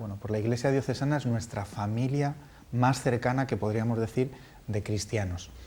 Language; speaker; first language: Spanish; native; Spanish